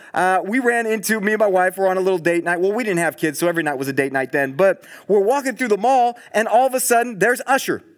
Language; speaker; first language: English; native; English